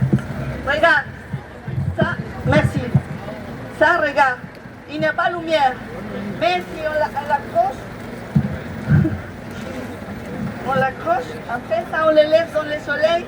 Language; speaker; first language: French; non-native, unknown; Spanish